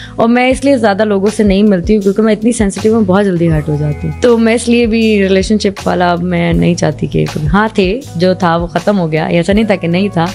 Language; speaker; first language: Urdu; native; Urdu